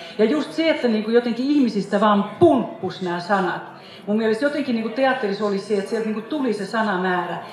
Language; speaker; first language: Finnish; native; Finnish